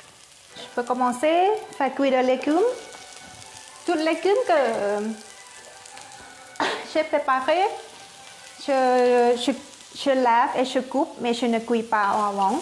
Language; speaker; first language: French; non-native, fluent; Thai